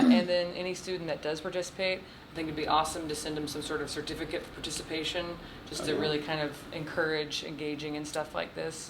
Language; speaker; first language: English; native; English